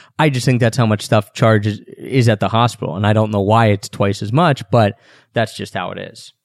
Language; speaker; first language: English; native; English